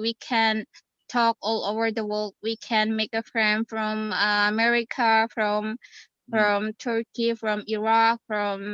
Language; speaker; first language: English; non-native, fluent; Indonesian